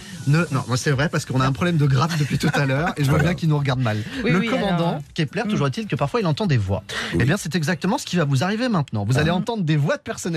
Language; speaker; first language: French; native; French